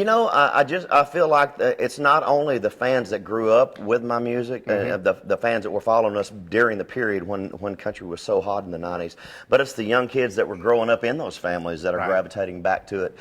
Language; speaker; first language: English; native; English